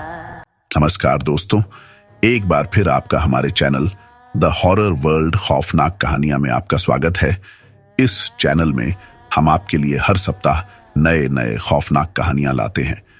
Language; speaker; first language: Hindi; native; Hindi